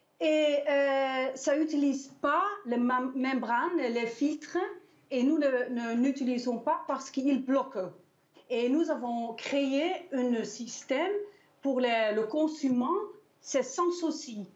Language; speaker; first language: French; non-native, fluent; Dutch